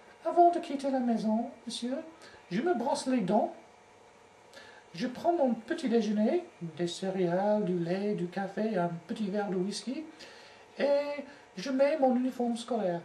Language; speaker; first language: French; non-native, learner; English